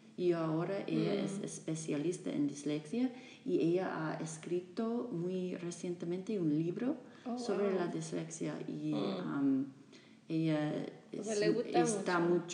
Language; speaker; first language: Spanish; non-native, fluent; English